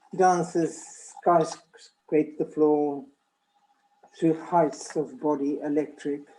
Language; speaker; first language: English; non-native, fluent; Lithuanian